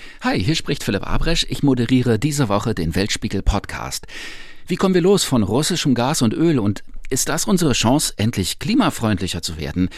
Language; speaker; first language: German; native; German